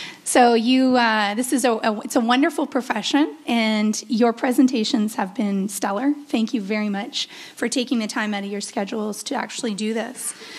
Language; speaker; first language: English; native; English